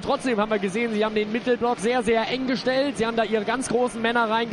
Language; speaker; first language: German; native; German